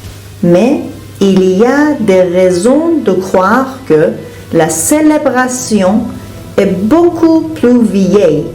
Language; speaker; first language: French; non-native, fluent; Persian